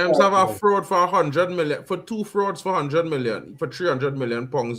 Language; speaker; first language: English; native; English